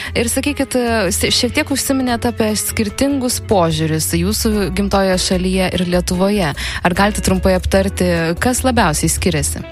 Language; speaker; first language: Lithuanian; native; Lithuanian